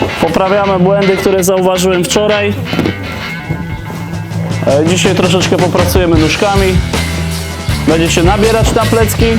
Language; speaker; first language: Polish; native; Polish